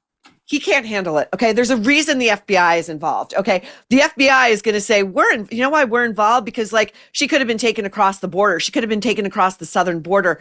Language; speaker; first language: English; native; English